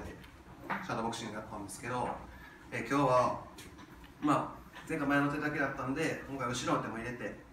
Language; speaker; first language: Japanese; native; Japanese